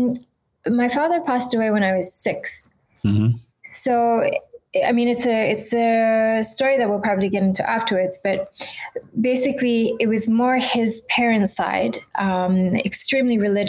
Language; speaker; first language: English; native; English